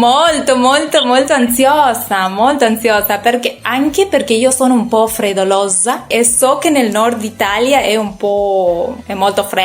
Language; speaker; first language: Italian; non-native, learner; Spanish